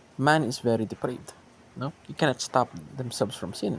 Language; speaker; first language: English; non-native, local second language; Filipino